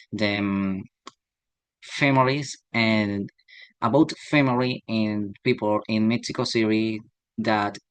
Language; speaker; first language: English; non-native, learner; Spanish